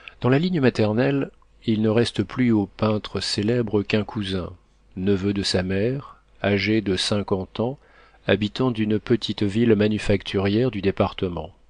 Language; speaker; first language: French; native; French